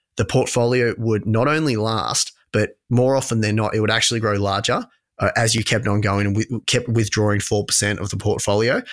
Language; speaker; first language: English; native; English